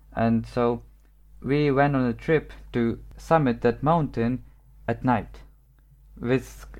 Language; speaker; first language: English; non-native, fluent; Ukrainian